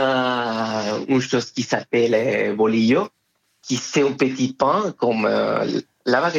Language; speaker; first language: French; non-native, fluent; Spanish